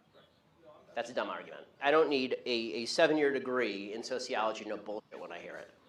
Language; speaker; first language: English; native; English